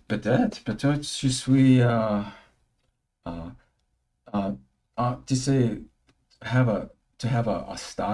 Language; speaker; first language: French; early bilingual, heritage; English